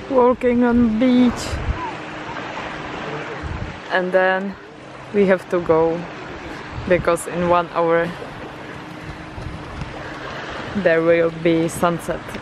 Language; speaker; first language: English; non-native, learner; Czech